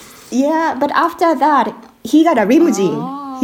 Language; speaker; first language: English; non-native, learner; Japanese